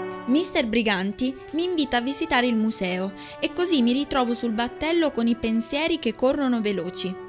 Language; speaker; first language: Italian; native; Italian